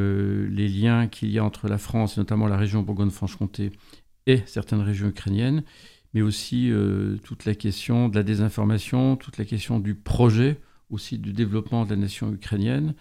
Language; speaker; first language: French; native; French